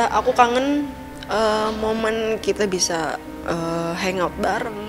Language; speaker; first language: Indonesian; native; Indonesian